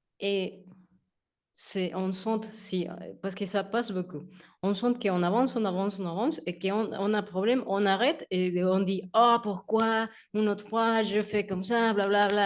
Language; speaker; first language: French; non-native, learner; Spanish